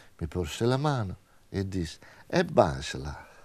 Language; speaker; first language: Italian; native; Italian